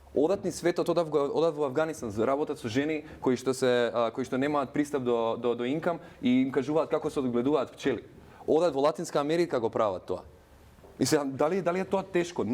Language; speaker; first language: Macedonian; non-native, local second language; Albanian